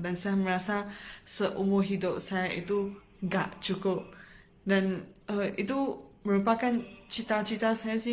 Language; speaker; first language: Indonesian; non-native, fluent; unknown